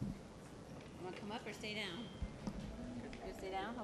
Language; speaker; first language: English; native; English